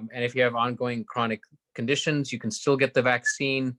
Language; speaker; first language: English; native; English